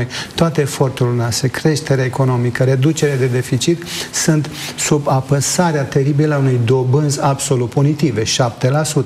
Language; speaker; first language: Romanian; native; Romanian